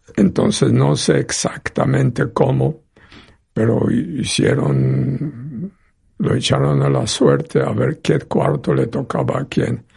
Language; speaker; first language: Spanish; non-native, fluent; Polish